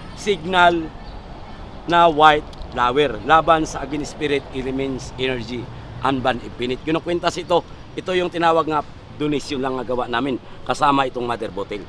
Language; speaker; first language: Filipino; native; Filipino